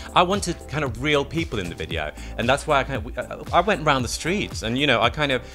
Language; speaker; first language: English; non-native, fluent; Swedish